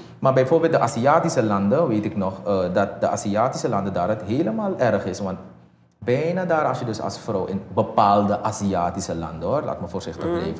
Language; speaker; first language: Dutch; native; Dutch